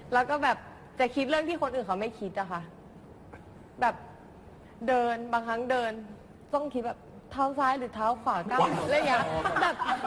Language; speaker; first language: Thai; native; Thai